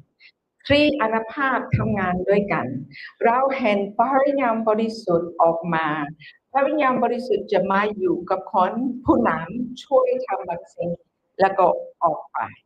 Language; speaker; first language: Thai; non-native, fluent; English